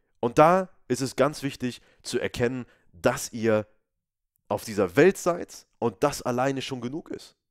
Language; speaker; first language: German; native; German